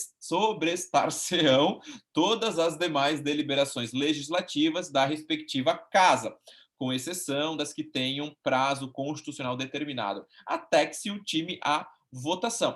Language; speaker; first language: Portuguese; native; Portuguese